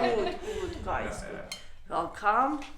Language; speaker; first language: English; non-native, learner; Georgian